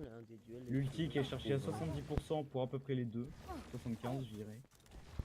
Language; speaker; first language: French; native; French